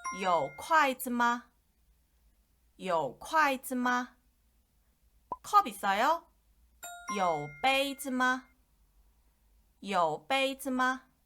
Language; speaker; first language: Chinese; non-native, fluent; Korean